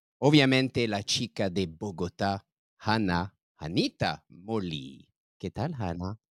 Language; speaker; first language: Spanish; non-native, learner; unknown